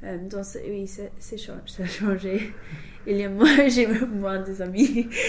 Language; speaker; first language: French; non-native, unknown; English